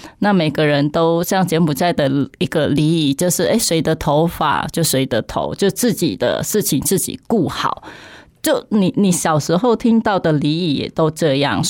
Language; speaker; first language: Chinese; non-native, fluent; Khmer